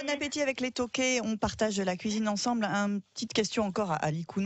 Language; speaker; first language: French; native; French